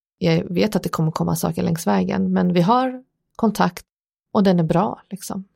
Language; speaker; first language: Swedish; early bilingual, other home language; Persian